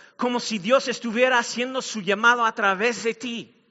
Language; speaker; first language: Spanish; non-native, fluent; English